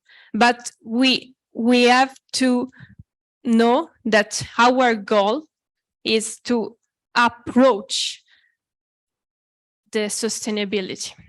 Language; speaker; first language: English; non-native, fluent; Italian